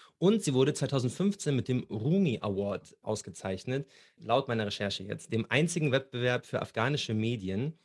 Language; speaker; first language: German; native; German